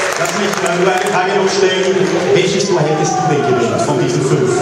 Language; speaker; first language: German; native; German